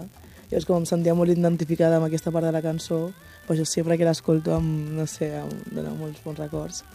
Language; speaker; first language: Catalan; early bilingual, other home language; Wolof